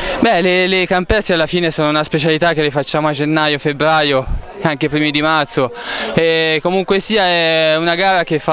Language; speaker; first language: Italian; native; Italian